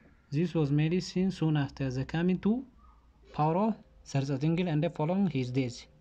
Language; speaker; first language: English; non-native, fluent; Amharic